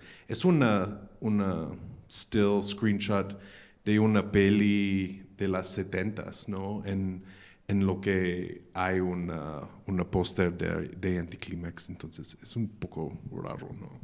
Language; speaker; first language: Spanish; non-native, fluent; English